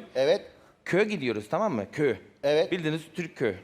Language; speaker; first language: Turkish; non-native, fluent; Spanish